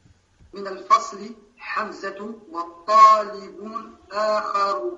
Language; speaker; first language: Arabic; non-native, learner; French